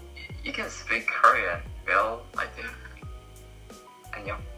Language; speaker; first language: English; non-native, learner; Korean